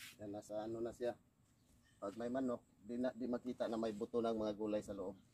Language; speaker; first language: Filipino; non-native, local second language; Cebuano